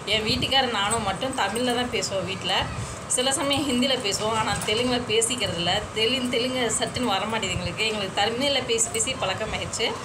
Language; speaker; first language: Tamil; non-native, local second language; Telugu